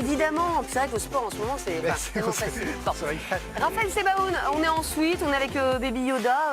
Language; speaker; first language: French; native; French